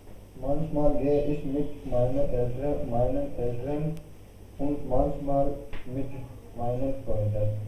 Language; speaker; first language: German; non-native, learner; Hindi